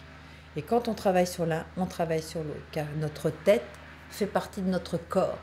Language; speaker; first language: French; native; French